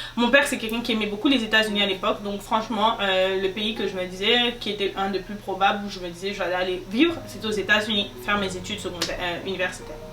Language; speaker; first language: French; non-native, local second language; Lingala